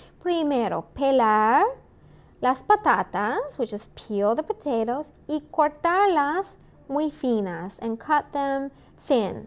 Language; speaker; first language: Spanish; non-native, fluent; English